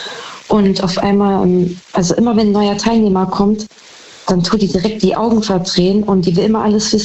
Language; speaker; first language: German; native; German